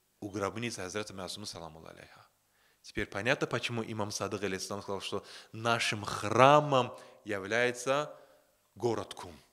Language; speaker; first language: Russian; non-native, local second language; Azerbaijani